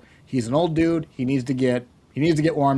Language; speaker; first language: English; native; English